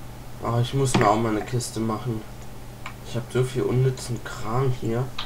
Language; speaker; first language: German; native; German